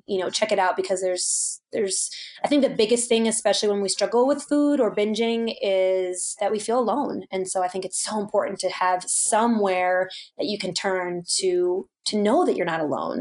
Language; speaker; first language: English; native; English